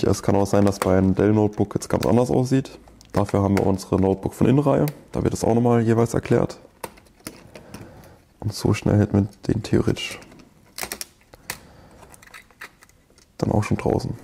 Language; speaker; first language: German; native; German